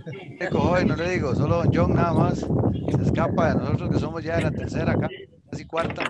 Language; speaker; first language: Spanish; native; Spanish